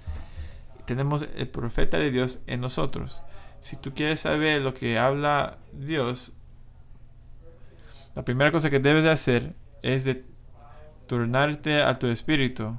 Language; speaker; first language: Spanish; non-native, fluent; English